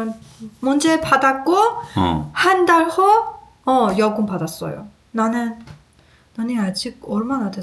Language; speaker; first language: Korean; non-native, learner; Persian